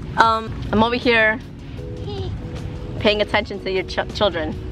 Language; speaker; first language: English; early bilingual, other home language; Spanish